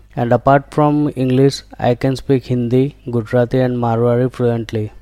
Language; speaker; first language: English; non-native, local second language; Gujarati